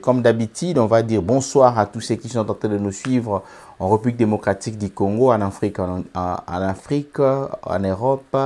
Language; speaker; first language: French; non-native, local second language; Lingala